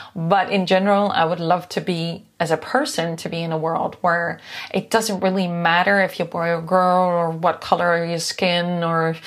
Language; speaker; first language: English; non-native, fluent; Dutch